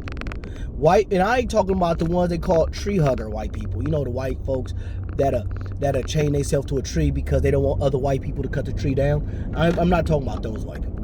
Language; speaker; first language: English; native; English